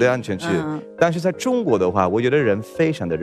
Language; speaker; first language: Chinese; non-native, fluent; Swedish